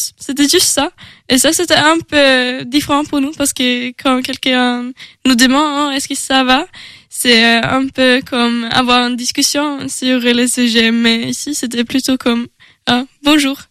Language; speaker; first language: French; non-native, learner; Swedish